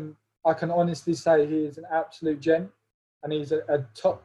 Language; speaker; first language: English; native; English